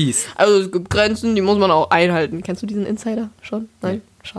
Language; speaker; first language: German; native; German